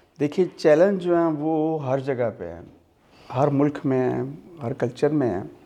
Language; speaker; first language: Urdu; non-native, local second language; Punjabi